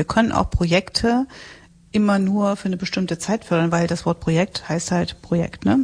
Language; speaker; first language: German; native; German